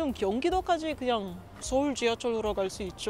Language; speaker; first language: Korean; non-native, learner; Papiamento